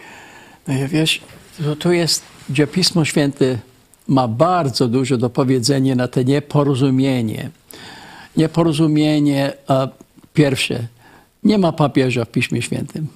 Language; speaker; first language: Polish; non-native, fluent; English